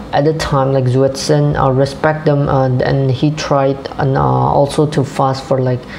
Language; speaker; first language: English; non-native, fluent; Indonesian